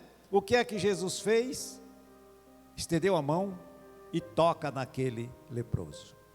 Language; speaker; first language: Portuguese; native; Portuguese